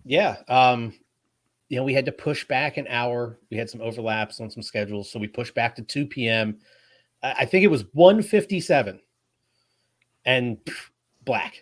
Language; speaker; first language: English; native; English